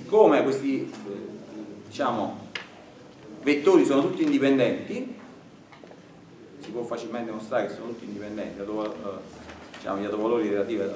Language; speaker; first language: Italian; native; Italian